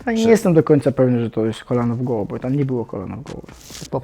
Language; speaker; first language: Polish; non-native, fluent; Chechen